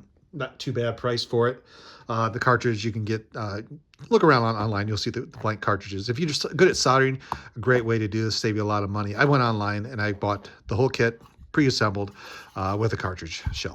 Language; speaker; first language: English; native; English